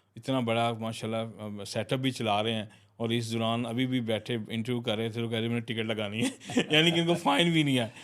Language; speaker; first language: Urdu; non-native, local second language; Punjabi